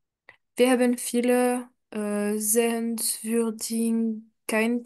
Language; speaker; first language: German; non-native, learner; French